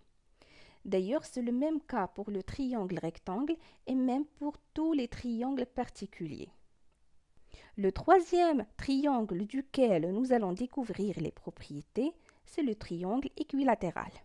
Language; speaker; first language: French; non-native, local second language; Arabic